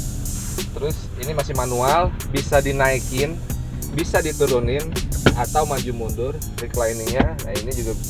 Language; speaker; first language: Indonesian; native; Indonesian